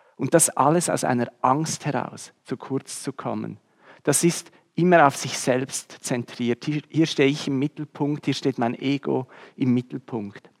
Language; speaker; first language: German; native; German